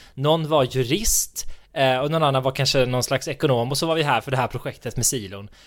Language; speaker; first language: Swedish; native; Swedish